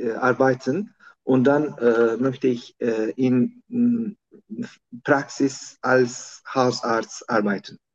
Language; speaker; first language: German; non-native, learner; Turkish